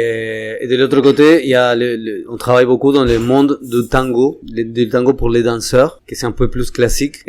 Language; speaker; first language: French; non-native, fluent; Spanish